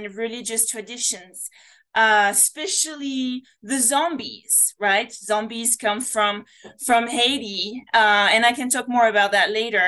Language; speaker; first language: English; non-native, fluent; French